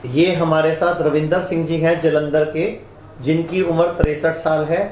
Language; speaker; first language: Hindi; non-native, local second language; Punjabi